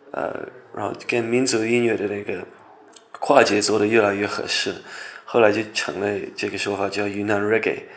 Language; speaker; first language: Chinese; non-native, fluent; English